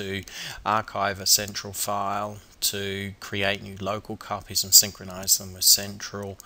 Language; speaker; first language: English; native; English